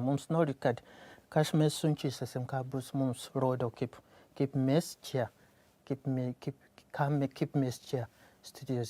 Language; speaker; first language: Lithuanian; non-native, learner; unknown